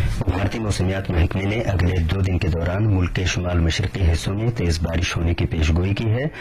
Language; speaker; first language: Urdu; native; Urdu